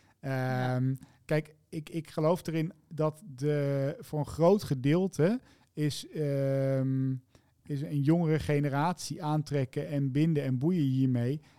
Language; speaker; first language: Dutch; native; Dutch